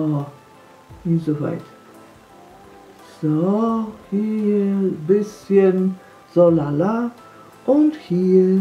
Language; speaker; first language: German; non-native, fluent; Polish